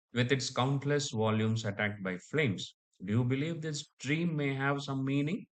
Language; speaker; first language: English; non-native, local second language; Kannada